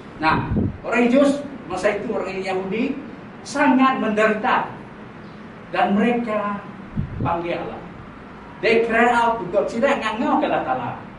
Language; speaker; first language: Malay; non-native, local second language; Iban